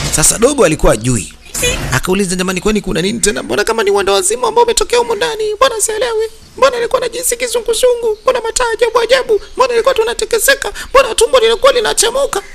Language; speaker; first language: Swahili; native; Swahili